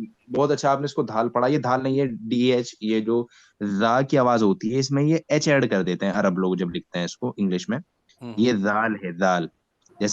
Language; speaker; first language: Hindi; native; Hindi